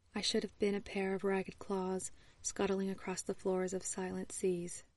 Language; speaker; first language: English; native; English